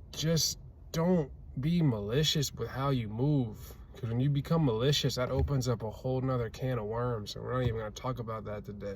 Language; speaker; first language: English; native; English